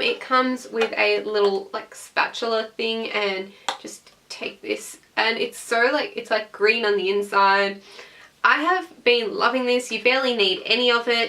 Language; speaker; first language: English; native; English